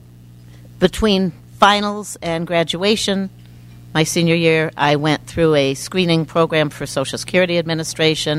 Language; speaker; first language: English; native; English